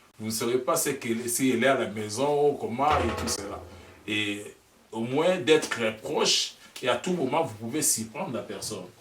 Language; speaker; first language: French; non-native, local second language; Lingala